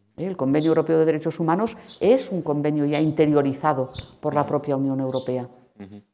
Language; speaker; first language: Spanish; non-native, local second language; Catalan